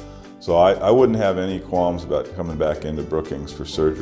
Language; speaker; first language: English; native; English